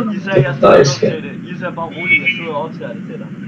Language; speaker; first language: Danish; native; Danish